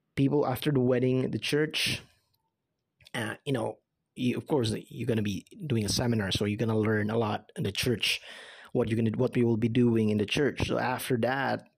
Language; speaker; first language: English; non-native, local second language; Cebuano